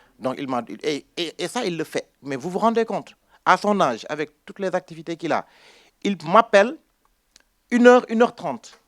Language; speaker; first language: French; non-native, local second language; Wolof